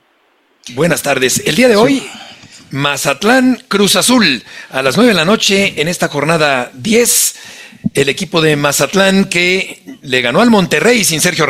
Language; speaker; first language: Spanish; native; Spanish